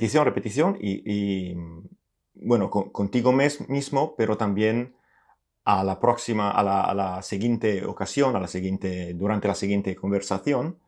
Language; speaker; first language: Spanish; non-native, fluent; Italian